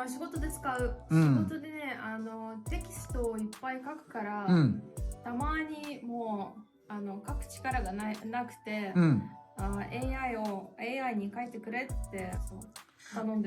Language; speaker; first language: Japanese; non-native, fluent; Russian